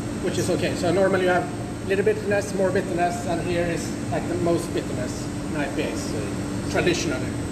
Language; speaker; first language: English; non-native, fluent; Swedish